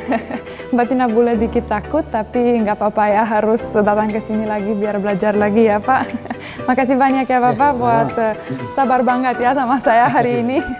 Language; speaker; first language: Indonesian; non-native, fluent; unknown